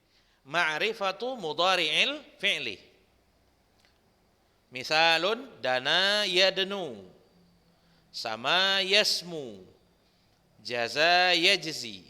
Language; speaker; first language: Arabic; non-native, fluent; Indonesian